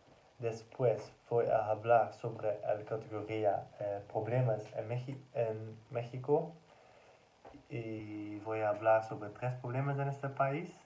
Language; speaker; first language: Spanish; non-native, learner; Dutch